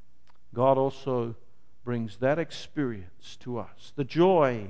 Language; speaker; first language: English; native; English